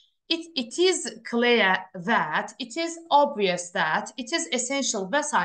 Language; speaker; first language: English; non-native, fluent; Azerbaijani